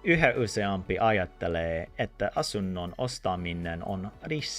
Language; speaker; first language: Finnish; non-native, learner; English